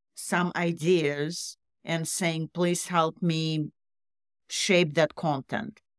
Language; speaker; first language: English; non-native, fluent; Russian